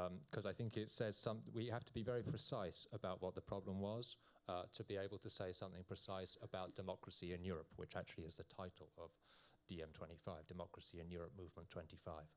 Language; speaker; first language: English; native; English